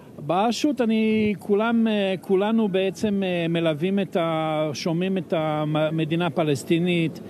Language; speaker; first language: Hebrew; non-native, fluent; Serbian